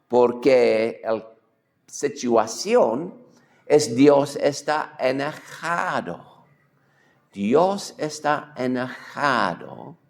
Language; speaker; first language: Spanish; non-native, fluent; English